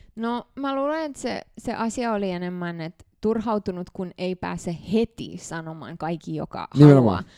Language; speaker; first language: Finnish; non-native, fluent; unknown